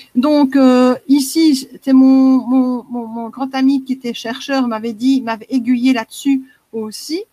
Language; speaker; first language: French; native; French